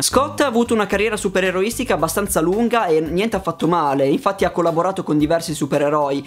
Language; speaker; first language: Italian; native; Italian